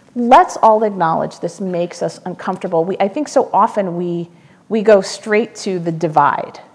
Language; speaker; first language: English; native; English